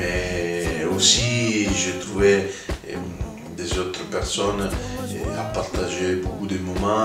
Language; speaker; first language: French; non-native, fluent; Italian